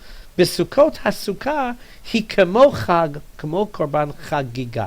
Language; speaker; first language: Hebrew; non-native, fluent; English